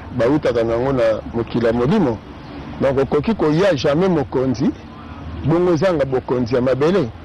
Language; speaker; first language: Lingala; non-native, local second language; Kongo